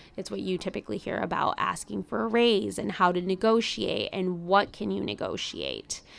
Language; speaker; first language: English; early bilingual, other home language; Spanish